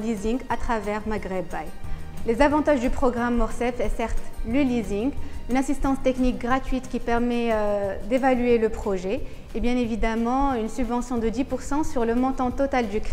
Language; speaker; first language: French; non-native, local second language; Arabic